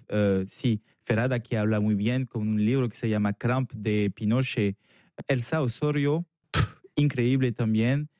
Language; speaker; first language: Spanish; non-native, learner; French